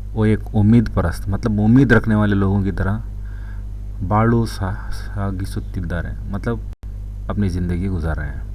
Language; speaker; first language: Urdu; non-native, local second language; Kannada